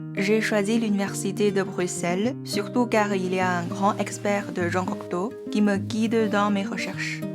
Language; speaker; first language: French; non-native, fluent; Chinese